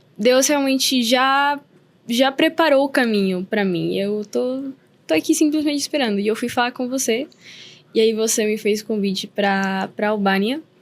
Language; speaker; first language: Portuguese; non-native, fluent; Spanish